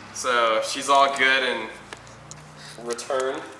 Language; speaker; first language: English; native; English